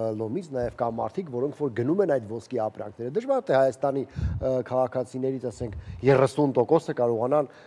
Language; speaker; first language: Armenian; native; Armenian